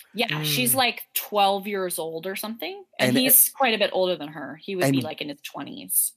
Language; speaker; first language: English; native; English